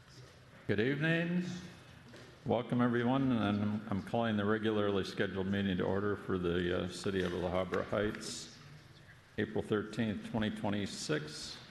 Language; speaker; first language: English; native; English